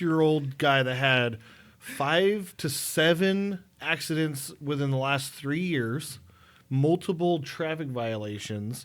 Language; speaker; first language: English; native; English